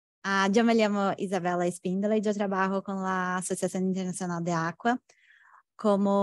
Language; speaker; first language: Spanish; non-native, fluent; Portuguese